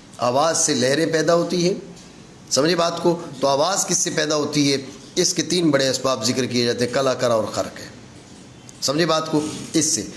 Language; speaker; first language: Urdu; non-native, local second language; Punjabi